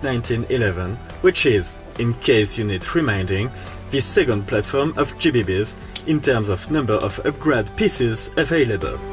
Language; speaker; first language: English; non-native, fluent; French